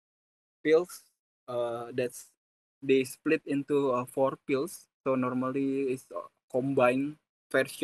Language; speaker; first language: English; non-native, fluent; Indonesian